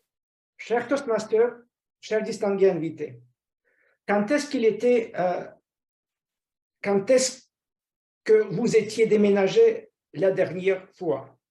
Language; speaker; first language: French; non-native, fluent; Russian